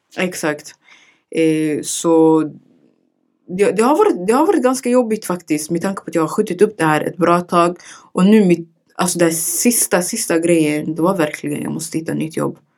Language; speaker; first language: Swedish; early bilingual, other home language; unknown